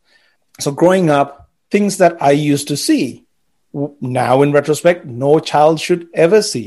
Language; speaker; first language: English; non-native, local second language; Sinhala